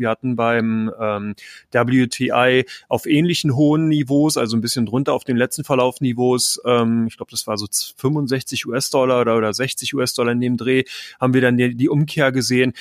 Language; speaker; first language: German; native; German